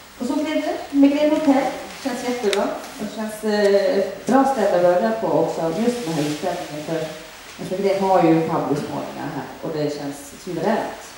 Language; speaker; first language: Swedish; early bilingual, other home language; Finnish